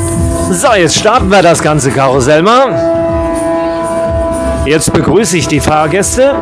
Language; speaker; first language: German; native; German